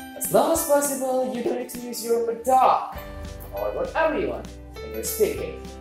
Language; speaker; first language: English; non-native, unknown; Javanese